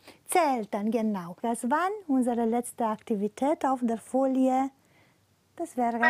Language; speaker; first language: German; non-native, fluent; Romanian